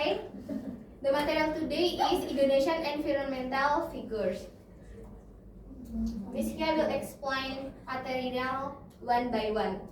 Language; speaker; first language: English; non-native, learner; Indonesian